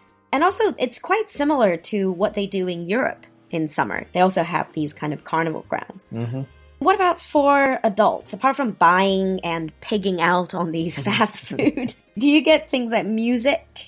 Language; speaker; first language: English; non-native, fluent; Chinese